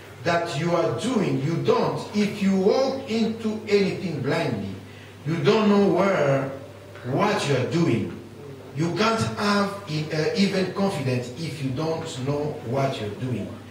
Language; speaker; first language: English; non-native, fluent; Lingala